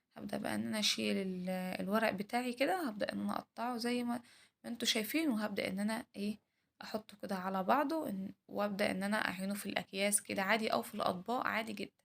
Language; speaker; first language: Arabic; native; Arabic